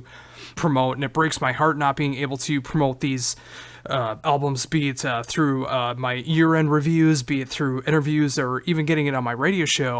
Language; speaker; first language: English; native; English